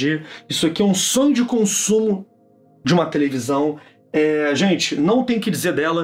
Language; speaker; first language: Portuguese; native; Portuguese